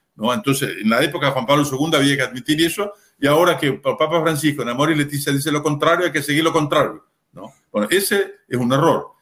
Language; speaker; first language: Spanish; native; Spanish